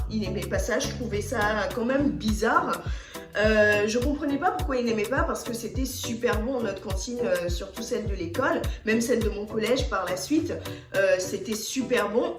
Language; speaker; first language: French; early bilingual, other home language; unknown